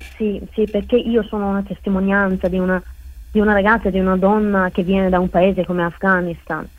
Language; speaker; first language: Italian; non-native, fluent; Persian